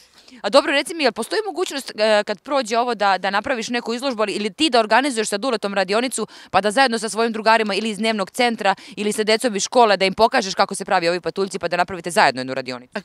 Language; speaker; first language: Serbian; native; Serbian